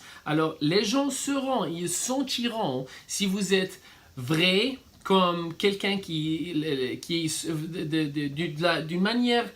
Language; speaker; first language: French; non-native, fluent; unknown